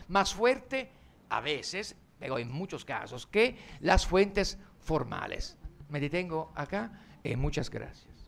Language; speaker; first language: Spanish; non-native, fluent; Italian